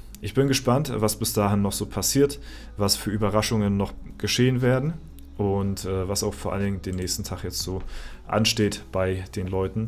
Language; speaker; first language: German; native; German